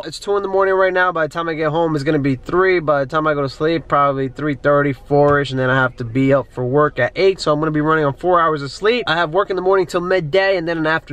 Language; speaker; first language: English; native; English